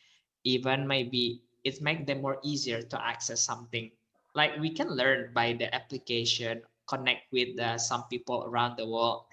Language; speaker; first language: English; non-native, fluent; Indonesian